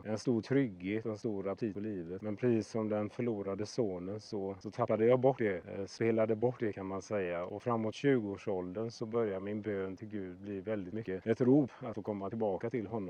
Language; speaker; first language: Swedish; native; Swedish